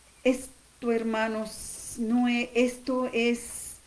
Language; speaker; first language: Spanish; native; Spanish